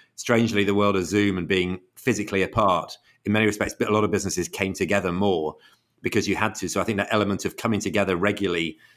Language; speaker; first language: English; native; English